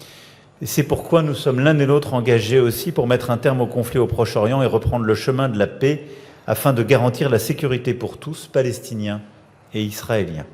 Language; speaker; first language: French; native; French